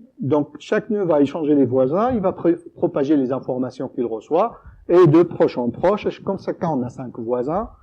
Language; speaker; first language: French; native; French